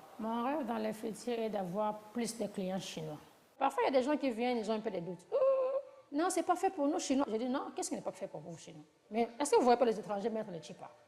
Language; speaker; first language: French; non-native, local second language; Lingala